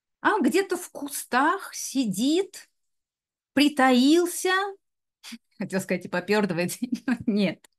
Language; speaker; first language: Russian; native; Russian